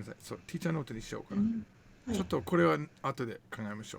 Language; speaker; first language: Japanese; non-native, fluent; English